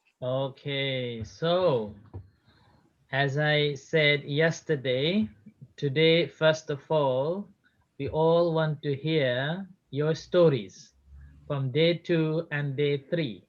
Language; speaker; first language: English; non-native, fluent; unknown